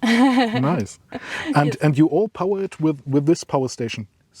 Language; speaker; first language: English; non-native, fluent; German